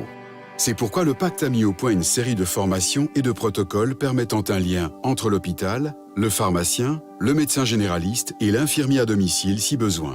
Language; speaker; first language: French; native; French